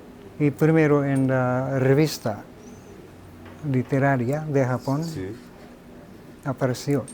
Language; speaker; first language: Spanish; non-native, fluent; Japanese